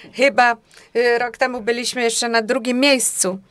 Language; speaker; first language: Polish; non-native, fluent; Hungarian